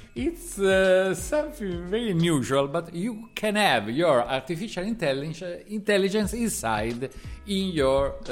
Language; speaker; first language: English; non-native, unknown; Italian